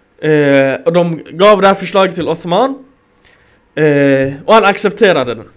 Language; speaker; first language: Swedish; early bilingual, other home language; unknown